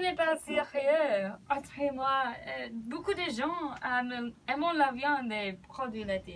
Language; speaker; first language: French; non-native, learner; English